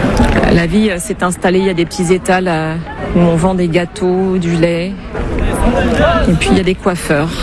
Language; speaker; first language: French; native; French